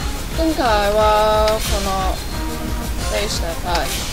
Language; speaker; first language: Japanese; non-native, fluent; Chinese